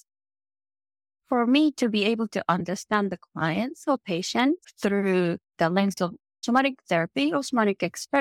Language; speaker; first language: English; non-native, fluent; Japanese